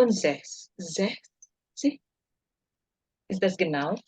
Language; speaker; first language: German; non-native, learner; Indonesian